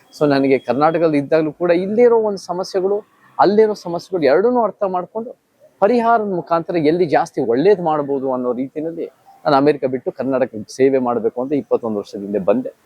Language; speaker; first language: Kannada; early bilingual, heritage; Kannada